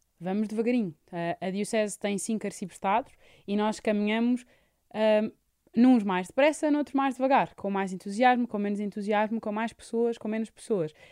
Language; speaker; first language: Portuguese; native; Portuguese